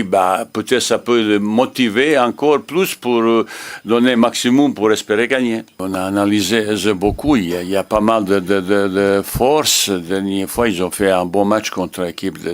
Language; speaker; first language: French; non-native, learner; Bosnian